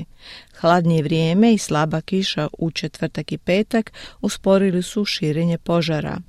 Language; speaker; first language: Croatian; native; Croatian